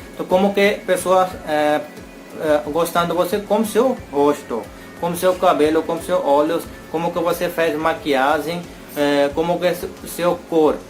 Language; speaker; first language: Portuguese; non-native, learner; Hindi